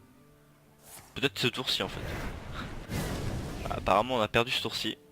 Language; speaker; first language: French; native; French